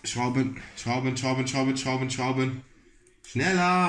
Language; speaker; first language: German; non-native, fluent; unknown